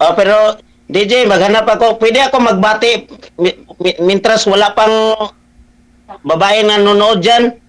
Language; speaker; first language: Filipino; non-native, local second language; Cebuano